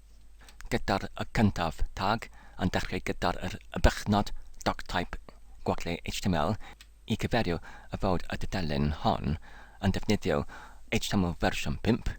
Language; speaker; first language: Welsh; non-native, learner; English